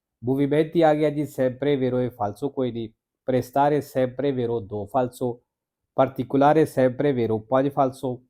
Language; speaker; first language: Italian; non-native, fluent; Punjabi